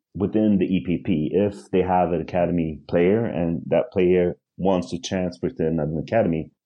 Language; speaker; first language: English; early bilingual, other home language; Swedish